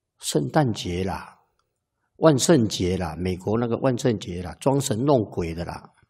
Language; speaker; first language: Chinese; non-native, local second language; Min Nan Chinese